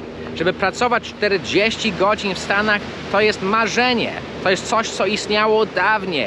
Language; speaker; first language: Polish; early bilingual, heritage; Polish